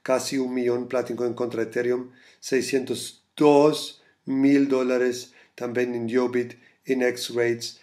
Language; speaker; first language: Spanish; non-native, fluent; German